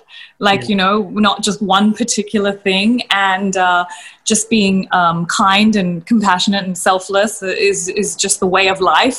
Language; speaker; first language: English; native; English